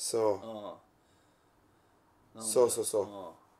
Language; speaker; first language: Japanese; non-native, learner; Spanish